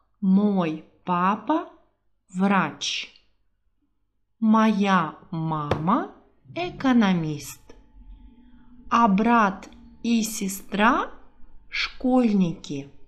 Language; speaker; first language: Russian; non-native, fluent; Portuguese